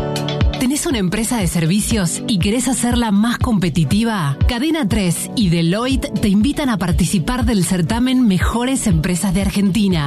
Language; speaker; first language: Spanish; native; Spanish